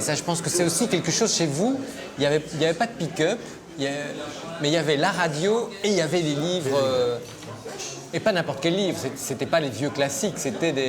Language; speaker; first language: French; native; French